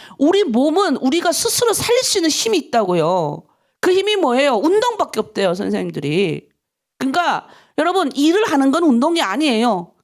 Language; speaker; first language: Korean; native; Korean